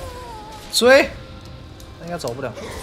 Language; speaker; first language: Chinese; native; Chinese